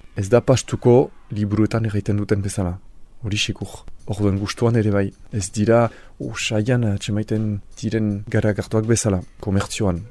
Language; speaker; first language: Basque; non-native, local second language; French